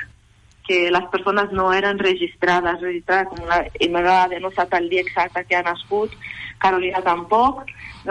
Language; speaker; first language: Catalan; non-native, fluent; Portuguese